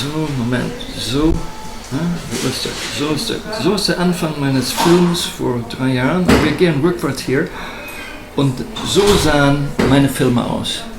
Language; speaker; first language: German; non-native, fluent; English